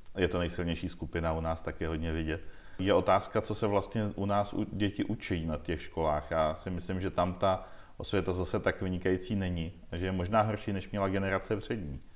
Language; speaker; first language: Czech; native; Czech